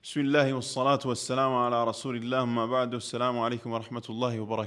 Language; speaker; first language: Arabic; non-native, fluent; Spanish